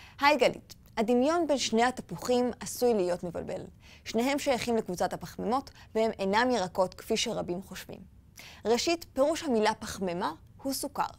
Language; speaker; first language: Hebrew; native; Hebrew